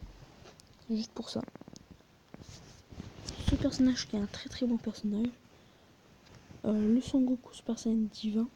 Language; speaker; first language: French; native; French